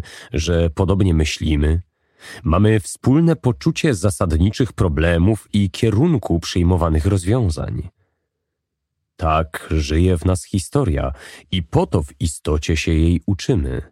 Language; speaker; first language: Polish; native; Polish